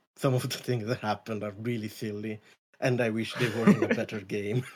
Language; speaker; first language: English; non-native, fluent; Italian